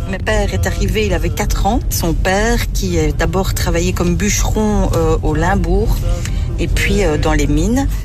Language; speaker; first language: French; native; French